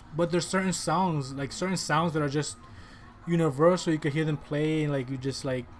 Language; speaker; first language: English; early bilingual, other home language; Spanish